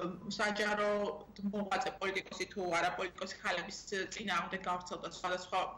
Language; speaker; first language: Georgian; native; Georgian